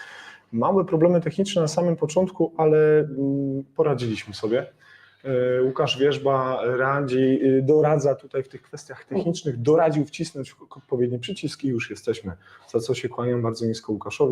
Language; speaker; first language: Polish; native; Polish